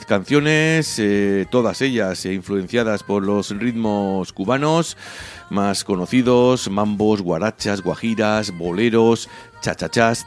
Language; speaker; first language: Spanish; native; Spanish